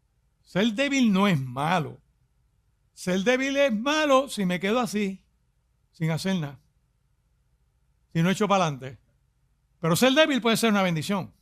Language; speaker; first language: Spanish; native; Spanish